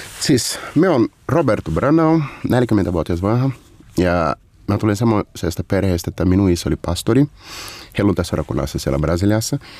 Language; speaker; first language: Finnish; non-native, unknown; Portuguese